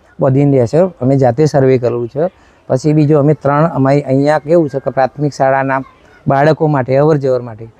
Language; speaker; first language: Gujarati; native; Gujarati